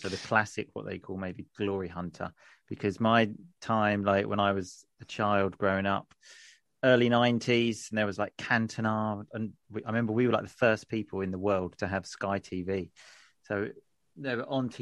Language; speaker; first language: English; native; English